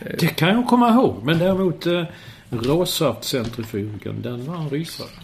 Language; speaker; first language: Swedish; native; Swedish